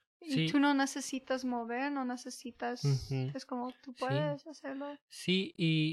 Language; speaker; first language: Spanish; early bilingual, heritage; English